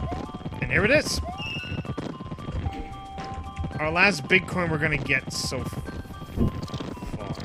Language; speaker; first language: English; native; English